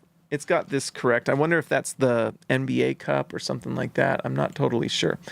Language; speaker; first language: English; native; English